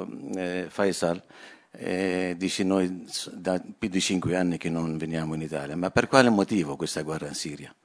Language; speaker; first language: Italian; non-native, fluent; Arabic